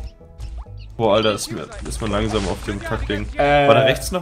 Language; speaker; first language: German; native; German